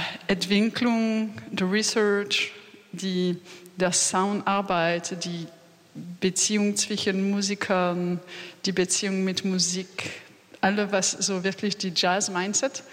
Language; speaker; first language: German; non-native, learner; French